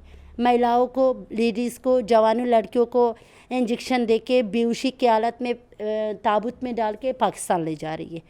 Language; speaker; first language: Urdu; non-native, learner; Persian